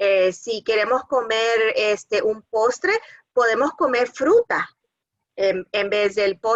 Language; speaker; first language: Spanish; early bilingual, other home language; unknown